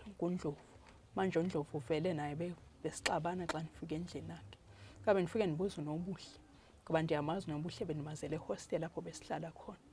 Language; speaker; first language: Zulu; non-native, local second language; Xhosa